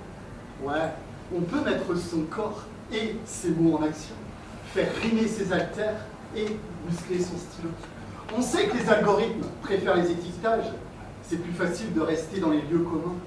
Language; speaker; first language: French; native; French